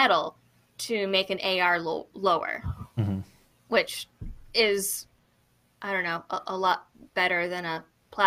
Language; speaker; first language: English; native; English